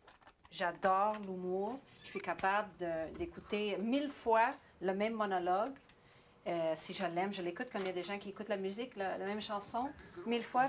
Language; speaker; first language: French; non-native, local second language; English